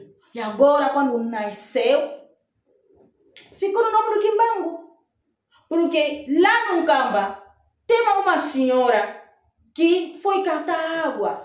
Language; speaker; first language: Portuguese; non-native, fluent; Lingala